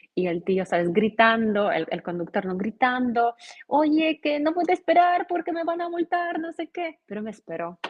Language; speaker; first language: Spanish; non-native, fluent; Polish